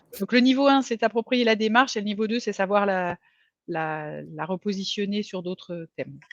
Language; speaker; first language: French; native; French